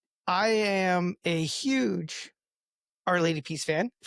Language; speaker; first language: English; native; English